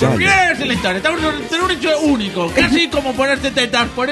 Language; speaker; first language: Spanish; native; Spanish